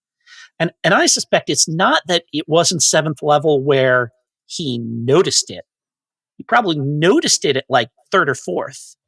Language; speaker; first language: English; native; English